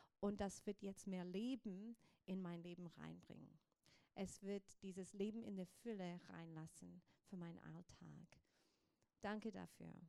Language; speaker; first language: German; non-native, fluent; English